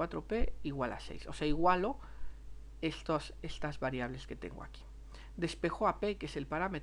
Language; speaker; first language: Spanish; native; Spanish